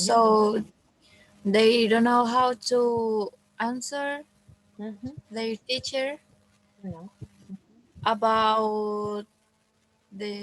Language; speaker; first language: English; non-native, learner; Spanish